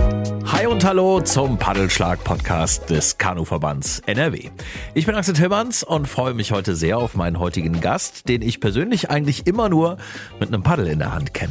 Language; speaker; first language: German; native; German